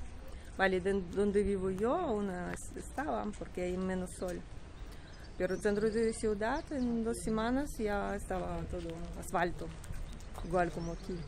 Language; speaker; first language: Spanish; non-native, learner; Russian